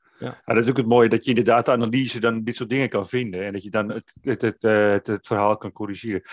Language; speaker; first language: Dutch; native; Dutch